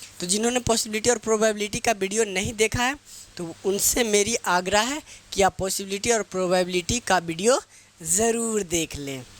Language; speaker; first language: Hindi; native; Hindi